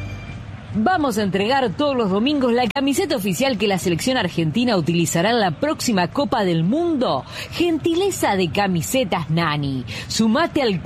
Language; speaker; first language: Spanish; native; Spanish